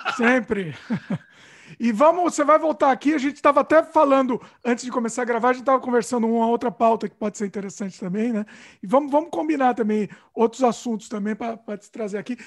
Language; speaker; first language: Portuguese; native; Portuguese